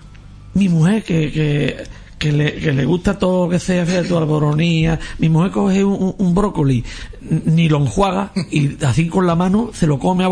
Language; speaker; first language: Spanish; native; Spanish